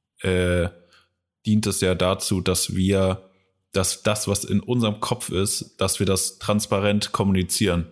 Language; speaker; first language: German; native; German